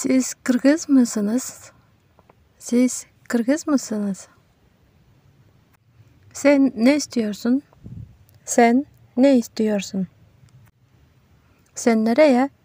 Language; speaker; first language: Turkish; non-native, fluent; Kyrgyz